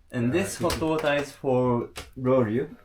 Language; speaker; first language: English; non-native, learner; Japanese